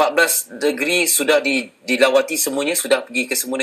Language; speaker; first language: Malay; native; Malay